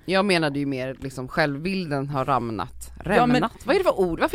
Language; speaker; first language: Swedish; native; Swedish